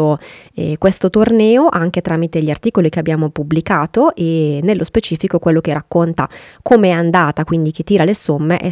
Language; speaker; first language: Italian; native; Italian